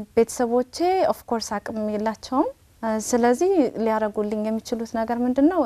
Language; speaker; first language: Amharic; native; Amharic